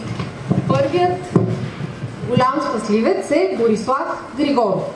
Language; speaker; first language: Bulgarian; native; Bulgarian